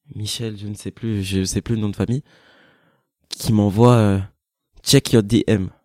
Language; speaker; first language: French; native; French